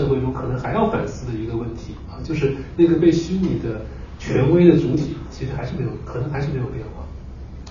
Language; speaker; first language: Chinese; native; Chinese